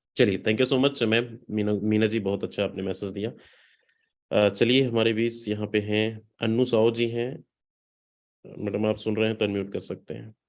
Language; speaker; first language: Hindi; native; Hindi